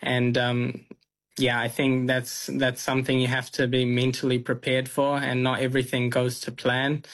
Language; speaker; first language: English; early bilingual, other home language; Punjabi